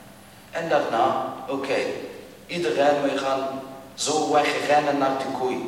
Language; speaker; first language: Dutch; non-native, learner; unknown